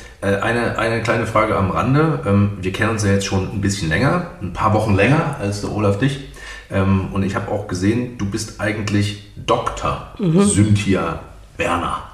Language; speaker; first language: German; native; German